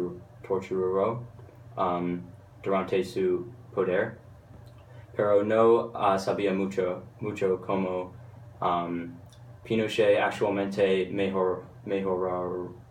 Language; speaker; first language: Spanish; non-native, learner; English